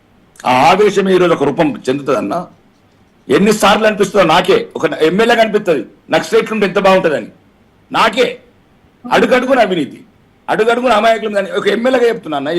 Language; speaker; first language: Telugu; native; Telugu